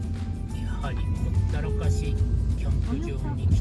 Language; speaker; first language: Japanese; native; Japanese